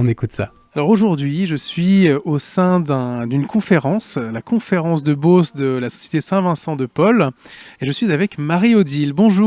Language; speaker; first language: French; native; French